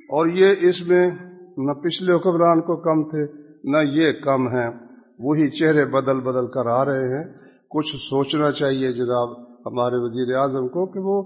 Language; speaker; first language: Urdu; non-native, local second language; Punjabi